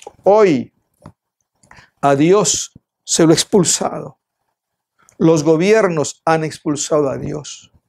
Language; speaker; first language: Spanish; native; Spanish